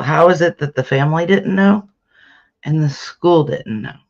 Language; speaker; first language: English; native; English